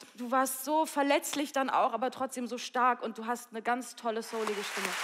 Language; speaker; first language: German; native; German